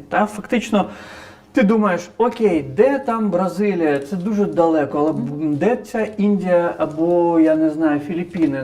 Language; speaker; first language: Ukrainian; non-native, fluent; Crimean Tatar